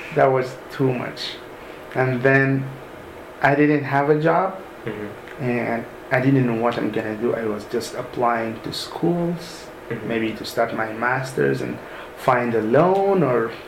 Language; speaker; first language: English; non-native, fluent; Arabic